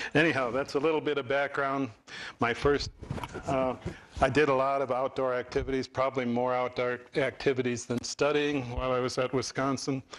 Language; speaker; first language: English; native; English